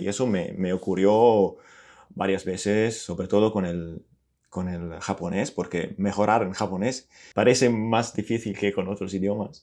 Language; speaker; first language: Spanish; non-native, fluent; Italian